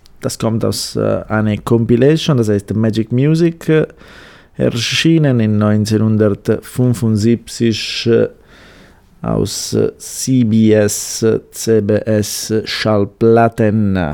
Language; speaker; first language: German; non-native, fluent; Italian